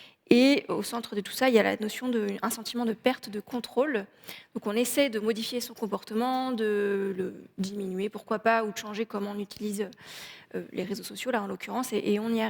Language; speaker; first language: French; native; French